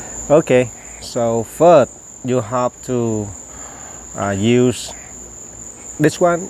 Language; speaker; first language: English; non-native, local second language; Vietnamese